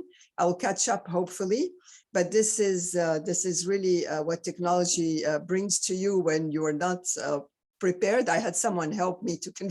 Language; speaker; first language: English; non-native, fluent; French